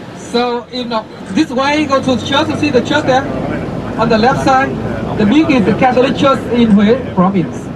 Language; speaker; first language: English; non-native, learner; Vietnamese